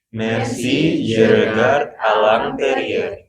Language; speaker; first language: French; non-native, learner; Indonesian